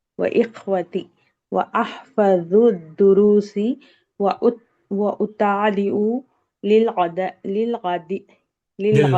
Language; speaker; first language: Arabic; non-native, learner; Urdu